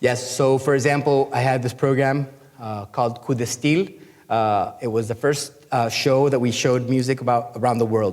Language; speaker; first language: English; non-native, fluent; Spanish